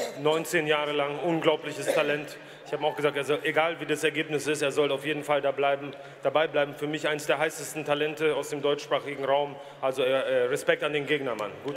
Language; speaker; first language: German; native; German